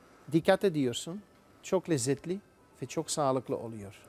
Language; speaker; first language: Turkish; non-native, fluent; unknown